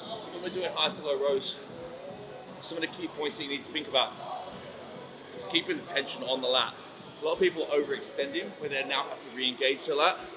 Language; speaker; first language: English; native; English